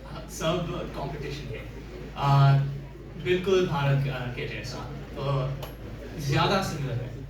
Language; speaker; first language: Hindi; early bilingual, heritage; English